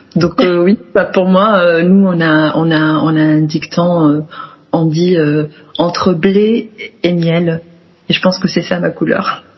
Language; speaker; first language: French; non-native, local second language; Arabic